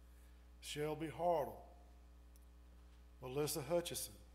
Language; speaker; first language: English; native; English